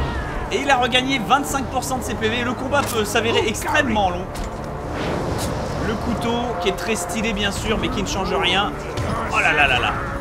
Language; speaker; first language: French; native; French